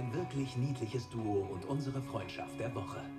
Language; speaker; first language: German; native; German